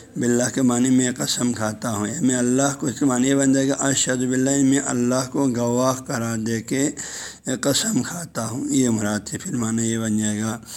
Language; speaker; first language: Urdu; non-native, local second language; Balti